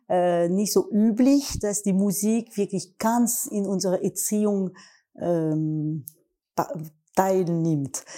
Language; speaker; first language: German; non-native, learner; French